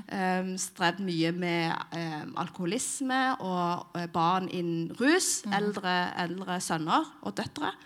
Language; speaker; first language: Norwegian; early bilingual, other home language; Somali